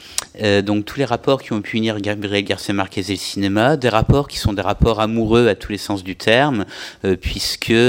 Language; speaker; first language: French; native; French